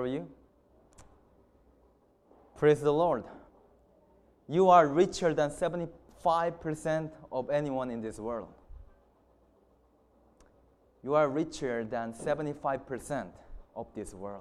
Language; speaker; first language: English; non-native, fluent; Korean